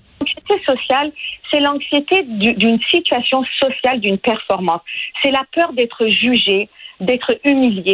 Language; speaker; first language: French; non-native, fluent; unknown